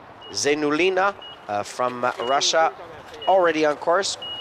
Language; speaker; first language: English; native; English